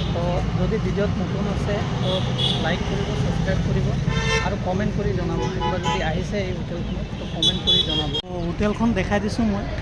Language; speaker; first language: Assamese; non-native, local second language; Nepali